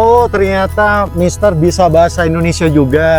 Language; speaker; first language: Indonesian; native; Indonesian